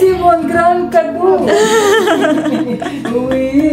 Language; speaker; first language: French; non-native, learner; Chechen